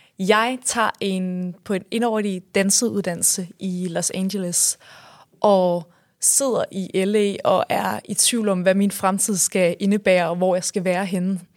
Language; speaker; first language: Danish; native; Danish